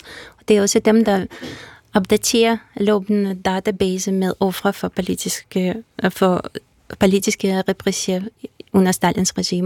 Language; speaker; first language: Danish; non-native, fluent; Russian